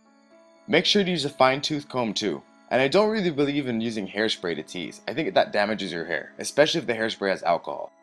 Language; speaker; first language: English; native; English